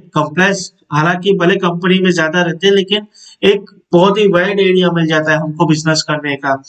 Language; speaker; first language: Hindi; non-native, local second language; Gujarati